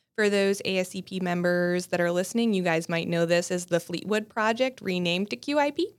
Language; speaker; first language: English; native; English